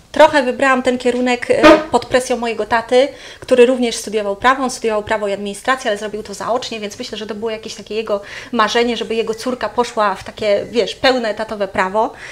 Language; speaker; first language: Polish; native; Polish